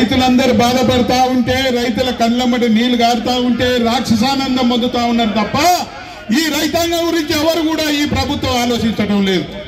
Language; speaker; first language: Telugu; native; Telugu